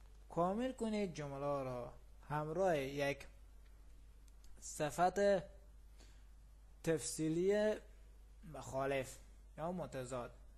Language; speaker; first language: Persian; native; Persian